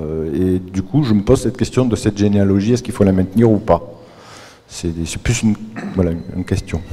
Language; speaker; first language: French; native; French